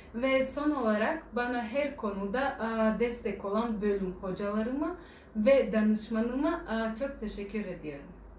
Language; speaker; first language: Turkish; non-native, fluent; Serbian